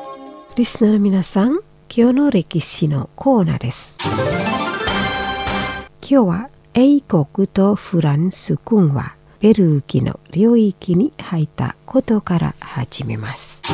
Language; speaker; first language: Japanese; non-native, fluent; Indonesian